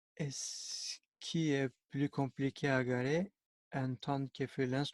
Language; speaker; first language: French; non-native, learner; Turkish